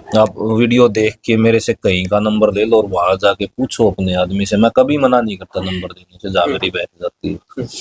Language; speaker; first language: Hindi; native; Hindi